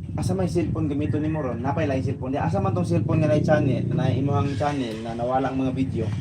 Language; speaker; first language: Filipino; native; Filipino